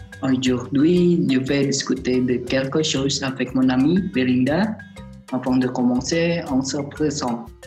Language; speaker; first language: French; non-native, learner; Chinese